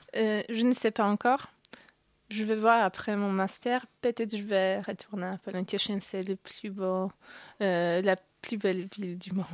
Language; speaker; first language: French; non-native, fluent; Polish